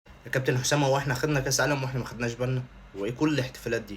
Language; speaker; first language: Arabic; native; Arabic